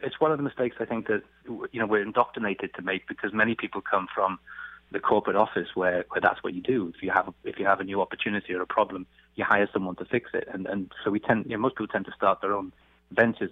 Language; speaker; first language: English; native; English